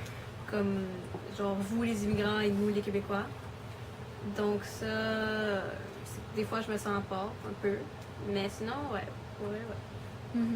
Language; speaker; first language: French; early bilingual, other home language; Spanish